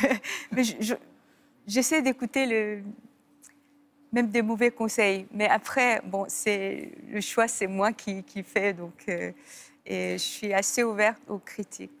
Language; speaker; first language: French; non-native, fluent; Korean